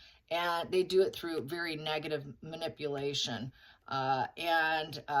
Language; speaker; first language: English; native; English